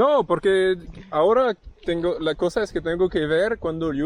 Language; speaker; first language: Spanish; non-native, learner; French